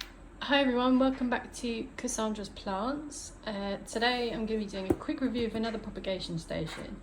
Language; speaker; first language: English; native; English